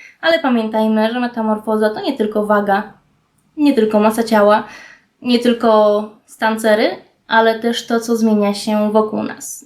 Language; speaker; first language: Polish; native; Polish